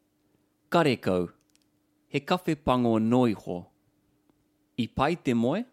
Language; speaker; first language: Māori; non-native, local second language; English